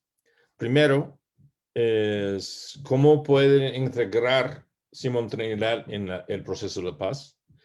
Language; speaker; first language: Spanish; non-native, learner; English